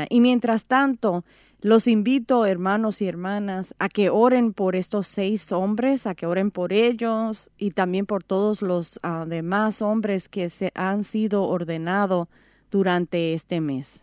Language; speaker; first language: Spanish; native; Spanish